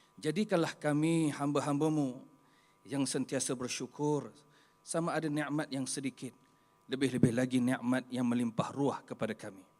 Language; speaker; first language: Malay; native; Malay